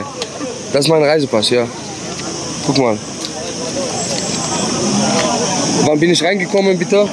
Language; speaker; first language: German; non-native, learner; Arabic